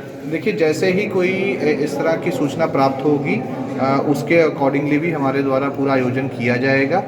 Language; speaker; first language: Hindi; native; Hindi